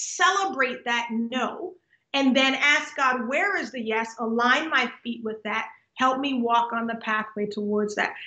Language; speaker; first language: English; native; English